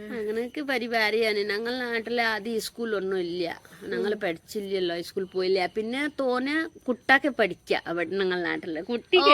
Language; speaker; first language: Malayalam; non-native, local second language; Hindi